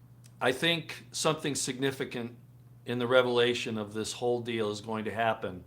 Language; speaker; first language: English; native; English